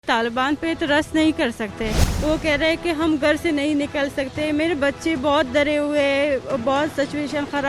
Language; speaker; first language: Hindi; non-native, learner; Persian